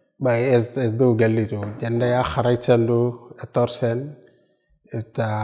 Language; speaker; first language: Basque; non-native, learner; Wolof